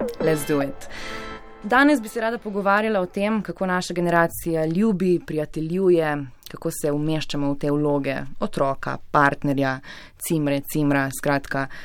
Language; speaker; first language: Slovenian; native; Slovenian